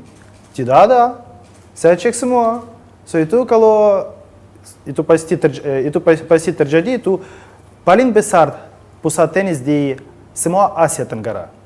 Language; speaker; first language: Indonesian; non-native, learner; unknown